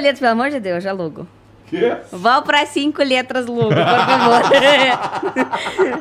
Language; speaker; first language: Portuguese; non-native, fluent; Russian